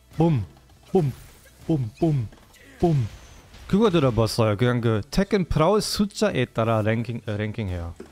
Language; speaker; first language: Korean; non-native, fluent; German